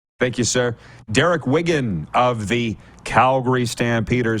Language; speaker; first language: English; native; English